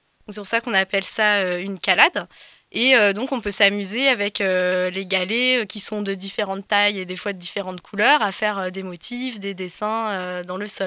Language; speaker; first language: French; native; French